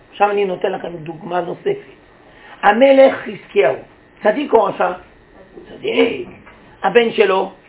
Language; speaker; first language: Hebrew; native; Hebrew